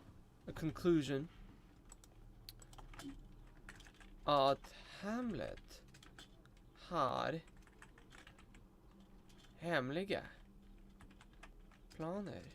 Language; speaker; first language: Swedish; non-native, learner; Russian